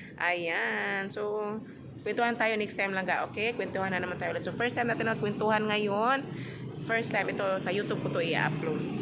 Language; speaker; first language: Filipino; non-native, local second language; Cebuano